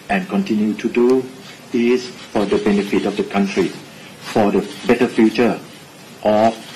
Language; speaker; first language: English; non-native, fluent; Thai